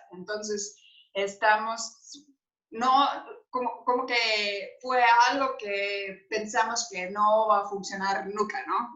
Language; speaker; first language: Spanish; non-native, learner; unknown